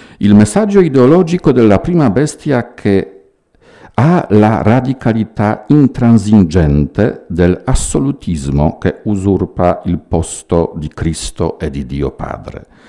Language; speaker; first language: Italian; non-native, fluent; Polish